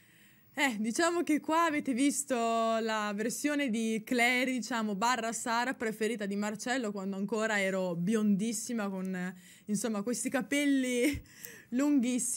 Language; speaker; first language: Italian; native; Italian